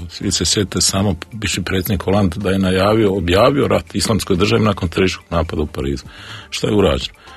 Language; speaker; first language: Serbian; native; Serbian